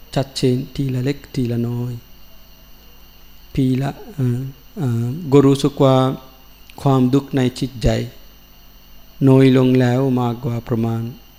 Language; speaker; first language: Thai; non-native, learner; Sinhala